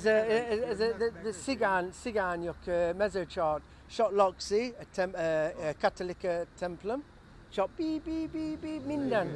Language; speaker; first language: Hungarian; non-native, learner; English